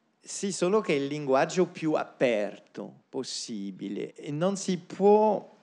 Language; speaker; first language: Italian; non-native, fluent; French